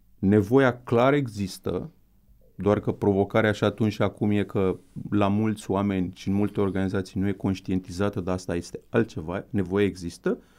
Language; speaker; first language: Romanian; native; Romanian